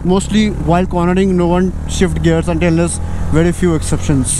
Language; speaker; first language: Hindi; non-native, local second language; Bangla